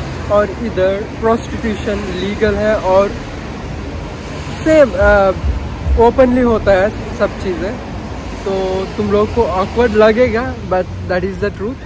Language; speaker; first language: Hindi; non-native, local second language; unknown